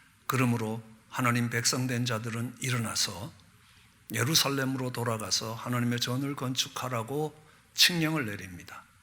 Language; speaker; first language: Korean; native; Korean